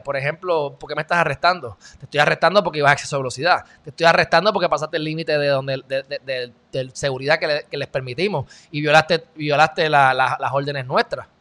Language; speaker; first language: Spanish; native; Spanish